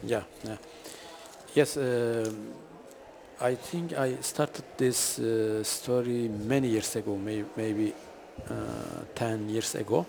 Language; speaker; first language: English; non-native, fluent; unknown